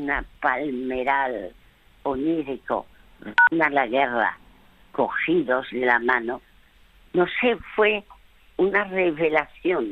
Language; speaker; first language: Spanish; early bilingual, other home language; French